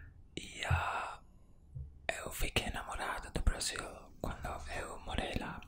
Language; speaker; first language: Portuguese; non-native, learner; Spanish